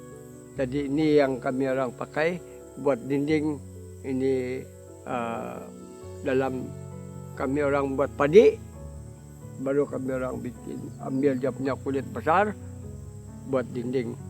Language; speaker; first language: Indonesian; non-native, local second language; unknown